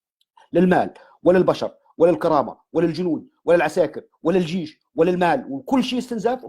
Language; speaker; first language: Arabic; native; Arabic